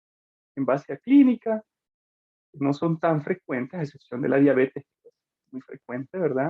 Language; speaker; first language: Spanish; native; Spanish